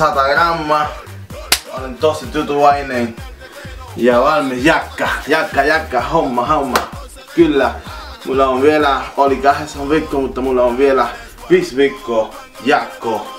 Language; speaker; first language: Finnish; non-native, learner; Spanish